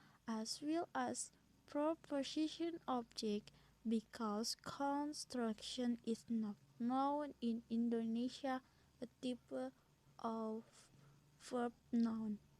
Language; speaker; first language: English; non-native, learner; Indonesian